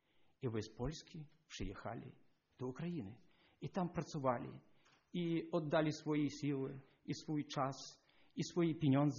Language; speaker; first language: Polish; non-native, learner; Ukrainian